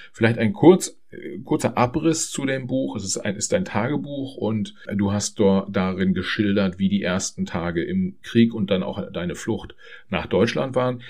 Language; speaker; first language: German; native; German